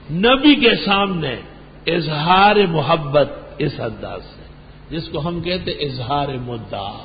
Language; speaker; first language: Urdu; non-native, local second language; Pashto